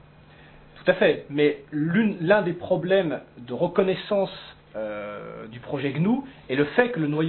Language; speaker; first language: French; native; French